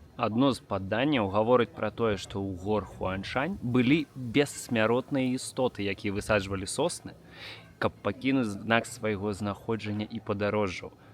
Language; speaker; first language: Belarusian; non-native, local second language; Russian